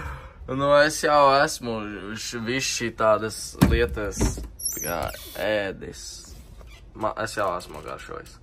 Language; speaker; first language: Latvian; early bilingual, heritage; Latvian